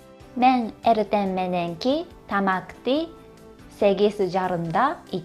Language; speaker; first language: Kyrgyz; non-native, learner; Japanese